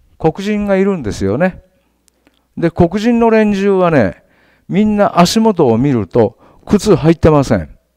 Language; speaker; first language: Japanese; native; Japanese